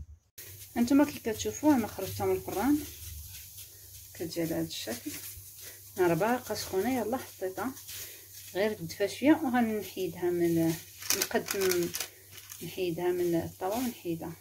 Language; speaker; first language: Arabic; native; Arabic